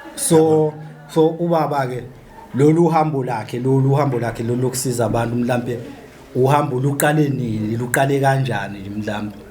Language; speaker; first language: Zulu; native; Zulu